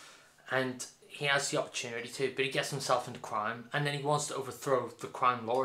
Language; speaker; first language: English; native; English